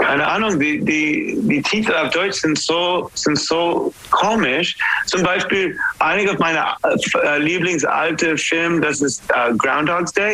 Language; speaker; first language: German; non-native, learner; English